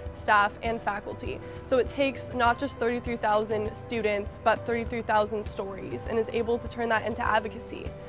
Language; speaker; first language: English; native; English